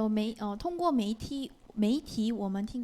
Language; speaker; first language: Chinese; non-native, learner; Korean